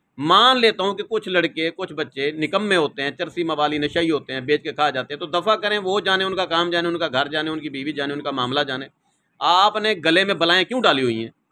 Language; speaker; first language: Urdu; non-native, local second language; Saraiki